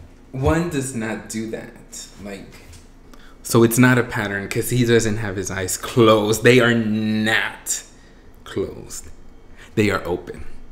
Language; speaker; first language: English; native; English